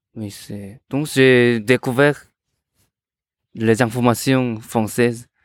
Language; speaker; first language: French; non-native, learner; Korean